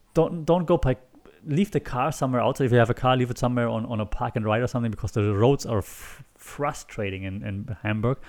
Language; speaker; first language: English; non-native, fluent; German